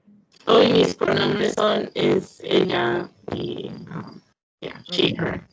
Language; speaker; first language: Spanish; early bilingual, heritage; English